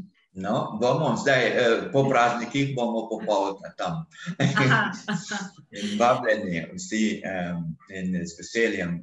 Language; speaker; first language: Slovenian; non-native, fluent; Arabic